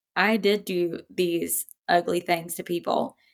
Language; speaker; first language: English; native; English